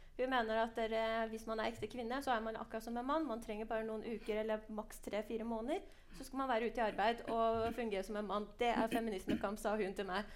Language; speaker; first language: Norwegian; early bilingual, other home language; Persian